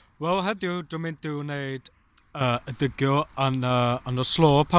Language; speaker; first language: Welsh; non-native, learner; English